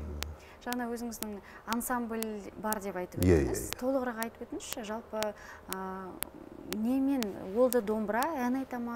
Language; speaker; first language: Kazakh; native; Kazakh